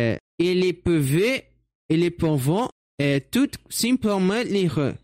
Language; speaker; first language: French; non-native, learner; Portuguese